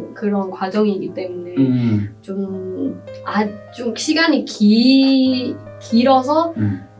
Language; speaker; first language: Korean; non-native, fluent; Burmese